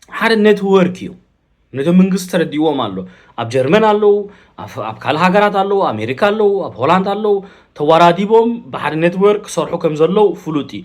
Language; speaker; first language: Tigrinya; early bilingual, heritage; Tigrinya